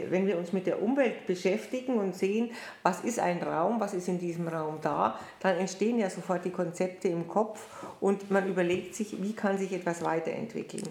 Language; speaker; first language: German; native; German